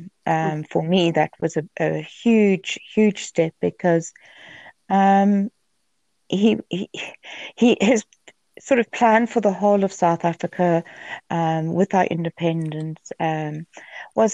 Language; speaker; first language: English; native; English